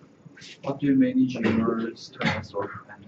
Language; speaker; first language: English; non-native, learner; Korean